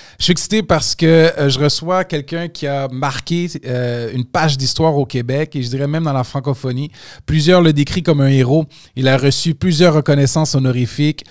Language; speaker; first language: French; native; French